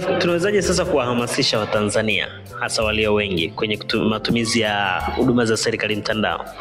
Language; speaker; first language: Swahili; native; Swahili